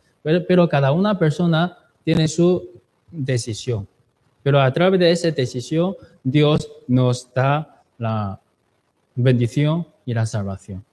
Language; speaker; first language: Spanish; non-native, fluent; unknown